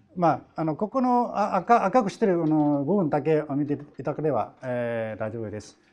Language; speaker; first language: Japanese; non-native, fluent; Chinese